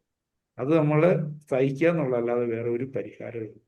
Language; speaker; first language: Malayalam; native; Malayalam